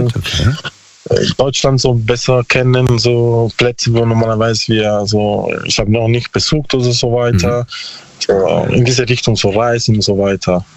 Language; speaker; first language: German; non-native, learner; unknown